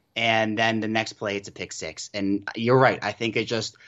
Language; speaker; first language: English; native; English